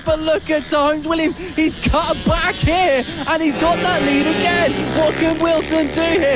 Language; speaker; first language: English; native; English